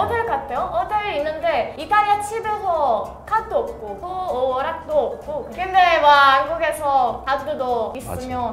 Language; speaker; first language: Korean; non-native, learner; Italian